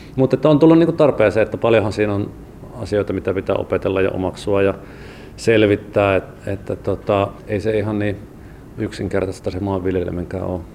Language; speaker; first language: Finnish; native; Finnish